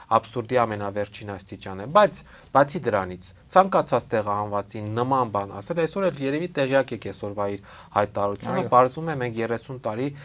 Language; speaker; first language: Armenian; native; Armenian